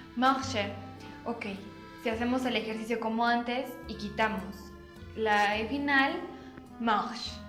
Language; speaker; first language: Spanish; native; Spanish